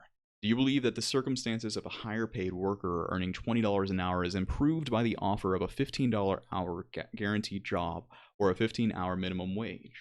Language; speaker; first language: English; native; English